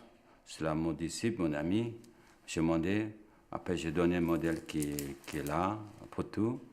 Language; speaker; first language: French; non-native, learner; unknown